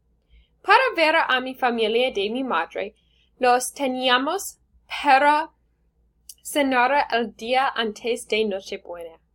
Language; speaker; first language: Spanish; non-native, learner; English